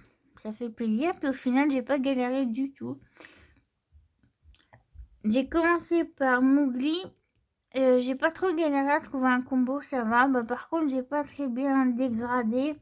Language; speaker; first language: French; native; French